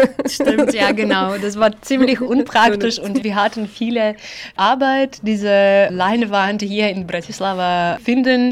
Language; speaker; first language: German; non-native, learner; Ukrainian